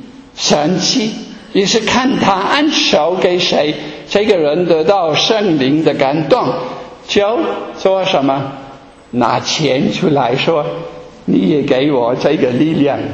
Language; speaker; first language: Chinese; non-native, fluent; German